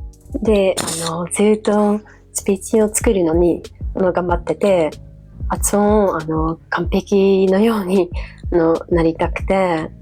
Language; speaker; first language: Japanese; non-native, fluent; Dutch